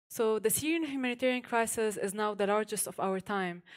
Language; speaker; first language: English; non-native, fluent; Arabic